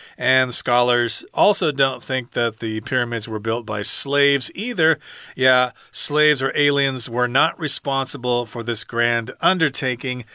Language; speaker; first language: English; native; English